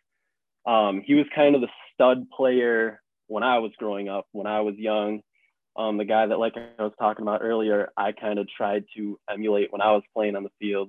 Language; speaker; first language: English; native; English